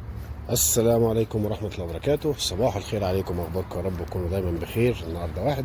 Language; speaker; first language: Arabic; native; Arabic